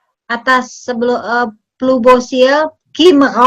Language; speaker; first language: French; non-native, learner; Indonesian